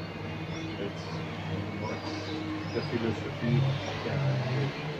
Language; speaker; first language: English; non-native, fluent; German